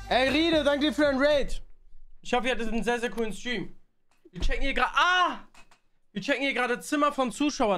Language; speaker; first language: German; native; German